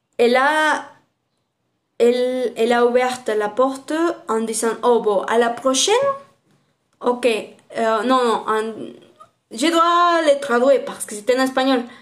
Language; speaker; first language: French; non-native, learner; Spanish